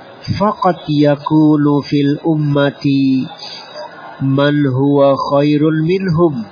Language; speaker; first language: Arabic; non-native, fluent; Indonesian